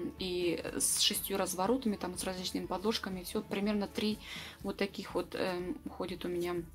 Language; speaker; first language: Russian; native; Russian